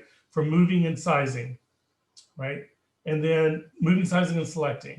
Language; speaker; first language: English; native; English